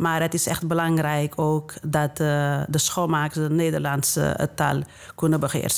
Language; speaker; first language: Dutch; non-native, fluent; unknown